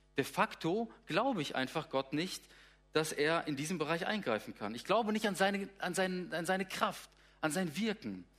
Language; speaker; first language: German; native; German